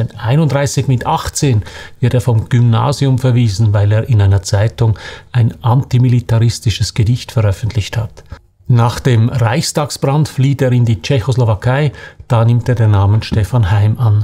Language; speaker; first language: German; native; German